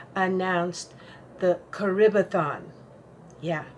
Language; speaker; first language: English; non-native, fluent; Spanish